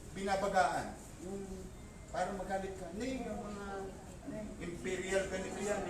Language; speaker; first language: Filipino; native; Filipino